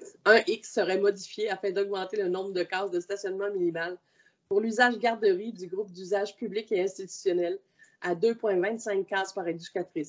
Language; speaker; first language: French; native; French